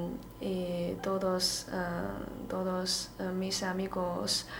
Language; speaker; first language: Spanish; non-native, learner; Chinese